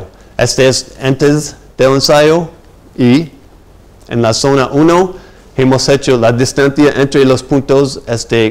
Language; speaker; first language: Spanish; non-native, fluent; English